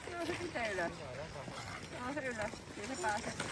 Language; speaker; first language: Finnish; native; Finnish